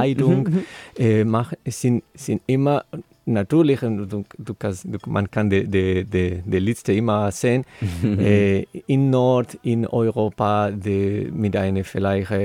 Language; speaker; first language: German; non-native, learner; Spanish